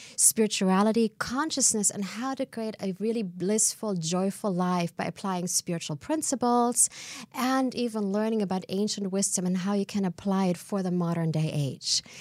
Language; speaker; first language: English; non-native, fluent; German